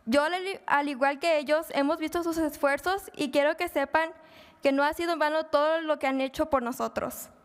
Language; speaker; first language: Spanish; early bilingual, heritage; Spanish